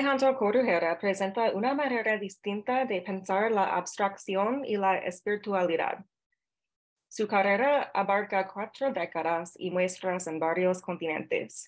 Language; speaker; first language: Spanish; non-native, fluent; English